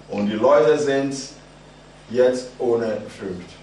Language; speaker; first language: German; non-native, fluent; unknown